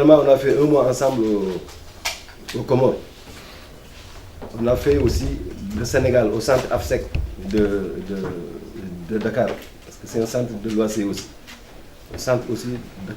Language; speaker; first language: French; non-native, local second language; Wolof